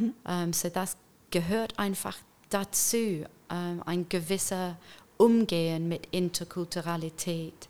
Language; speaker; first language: German; non-native, fluent; English